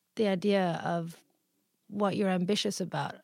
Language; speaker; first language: English; early bilingual, other home language; Italian